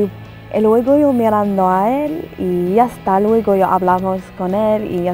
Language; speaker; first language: Spanish; non-native, learner; Arabic